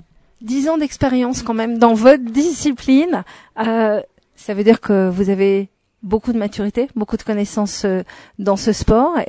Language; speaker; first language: French; native; French